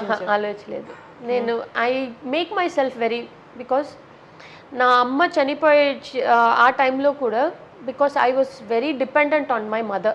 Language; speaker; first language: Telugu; non-native, learner; Tamil